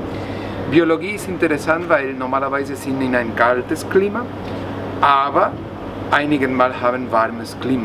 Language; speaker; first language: German; non-native, learner; Spanish